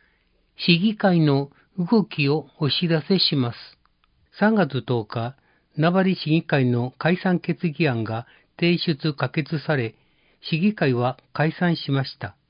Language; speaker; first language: Japanese; native; Japanese